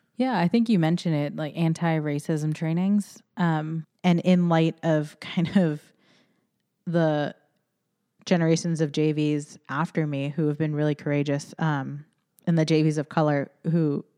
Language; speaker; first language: English; early bilingual, other home language; Filipino